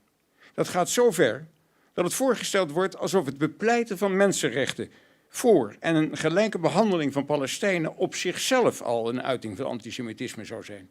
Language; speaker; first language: Dutch; native; Dutch